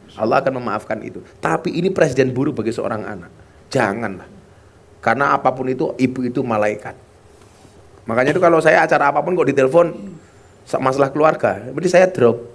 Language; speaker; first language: Indonesian; non-native, local second language; Javanese